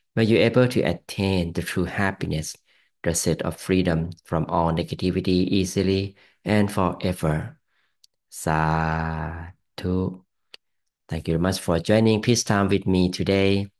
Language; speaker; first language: English; non-native, fluent; Thai